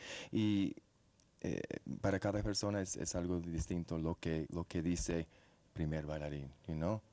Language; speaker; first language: Spanish; non-native, fluent; English